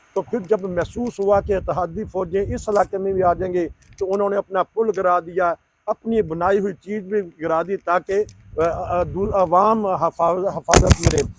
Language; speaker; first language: Urdu; non-native, local second language; Punjabi